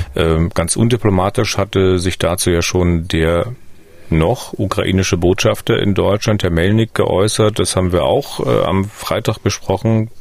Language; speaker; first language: German; native; German